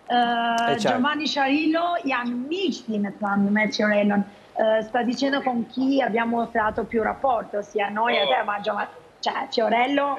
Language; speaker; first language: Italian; non-native, fluent; Albanian